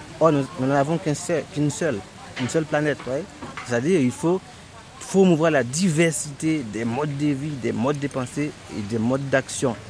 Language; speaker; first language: French; non-native, local second language; Haitian Creole